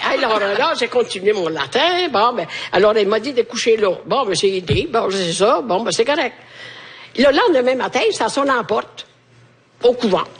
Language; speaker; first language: French; non-native, fluent; Italian